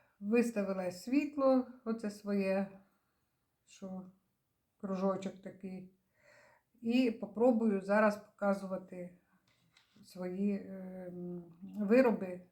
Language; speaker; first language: Ukrainian; native; Ukrainian